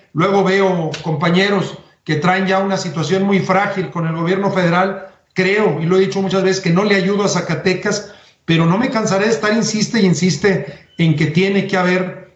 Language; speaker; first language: Spanish; native; Spanish